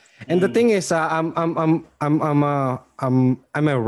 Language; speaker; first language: English; non-native, local second language; Filipino